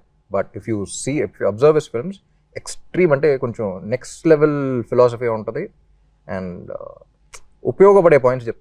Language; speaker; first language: Telugu; native; Telugu